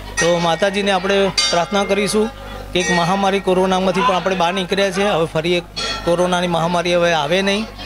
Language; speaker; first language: Gujarati; native; Gujarati